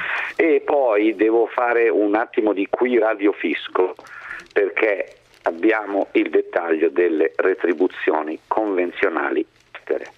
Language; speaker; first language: Italian; native; Italian